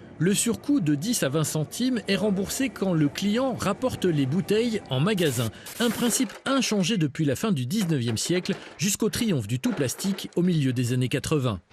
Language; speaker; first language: French; native; French